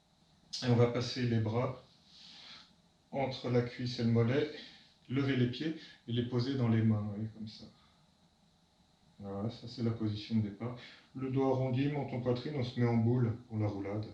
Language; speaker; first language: French; native; French